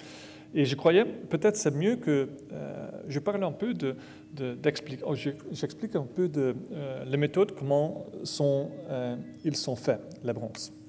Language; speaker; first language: French; non-native, learner; Dutch